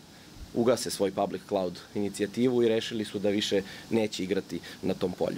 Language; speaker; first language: Serbian; native; Serbian